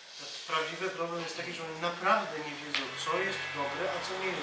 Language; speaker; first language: Polish; native; Polish